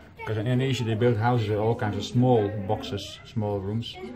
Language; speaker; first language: English; non-native, fluent; Dutch